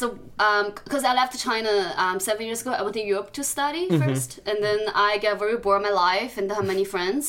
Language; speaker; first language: English; non-native, learner; Chinese